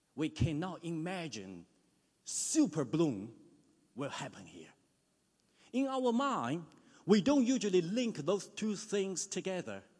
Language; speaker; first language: English; non-native, fluent; Chinese